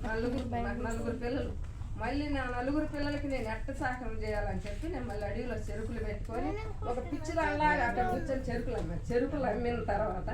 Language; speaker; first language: Telugu; native; Telugu